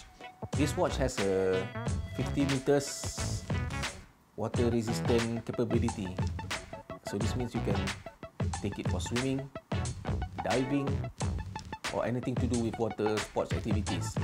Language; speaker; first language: English; non-native, local second language; Malay